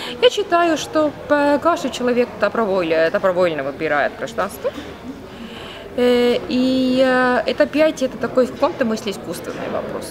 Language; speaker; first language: Russian; non-native, fluent; Estonian